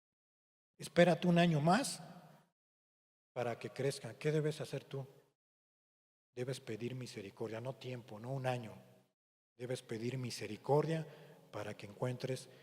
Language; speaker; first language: Spanish; native; Spanish